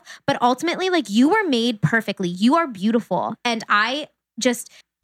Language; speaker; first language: English; native; English